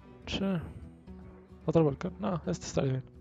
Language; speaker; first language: Spanish; native; Spanish